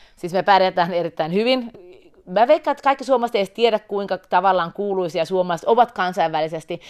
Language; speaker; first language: Finnish; native; Finnish